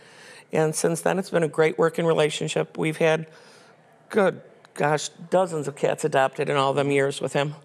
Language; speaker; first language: English; native; English